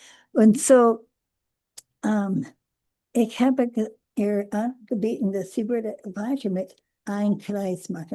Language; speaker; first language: German; non-native, learner; English